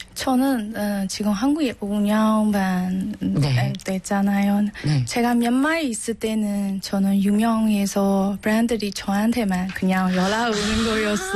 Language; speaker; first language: Korean; non-native, learner; Burmese